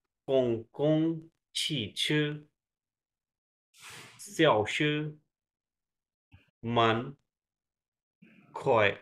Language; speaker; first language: Chinese; non-native, learner; Urdu